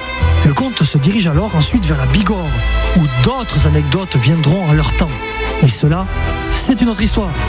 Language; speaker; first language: French; native; French